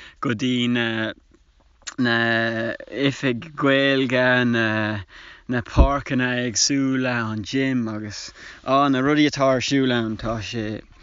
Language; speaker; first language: Irish; non-native, local second language; English